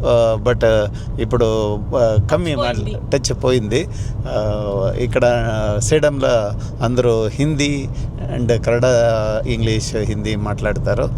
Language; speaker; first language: Telugu; non-native, local second language; Kannada